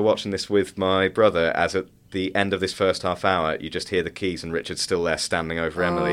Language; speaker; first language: English; native; English